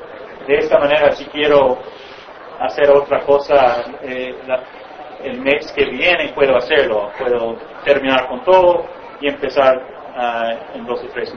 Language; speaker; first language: Spanish; non-native, fluent; English